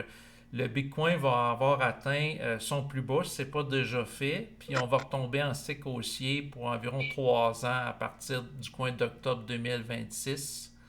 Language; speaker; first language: French; native; French